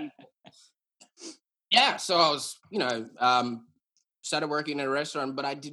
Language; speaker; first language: English; non-native, local second language; Shona